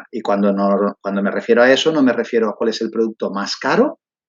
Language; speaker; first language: Spanish; native; Spanish